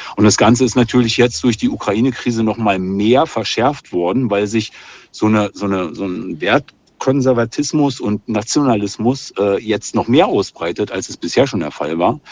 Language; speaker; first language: German; native; German